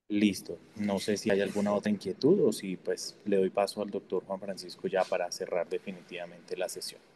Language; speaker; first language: Spanish; native; Spanish